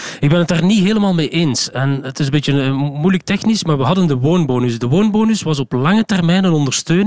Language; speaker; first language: Dutch; native; Dutch